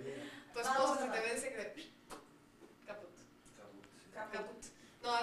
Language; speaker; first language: Spanish; native; Spanish